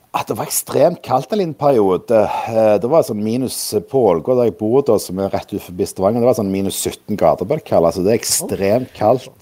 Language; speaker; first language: Norwegian; native; Norwegian